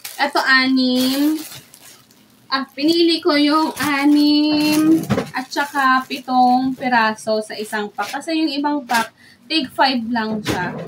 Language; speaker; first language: Filipino; native; Filipino